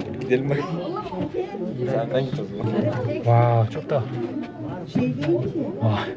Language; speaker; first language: Turkish; non-native, learner; Korean